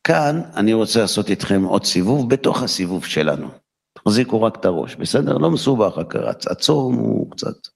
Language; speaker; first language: Hebrew; native; Hebrew